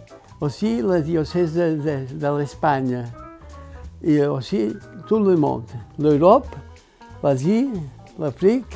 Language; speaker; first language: French; non-native, learner; Catalan